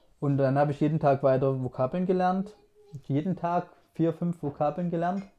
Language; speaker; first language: German; native; German